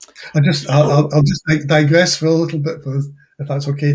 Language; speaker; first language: English; native; English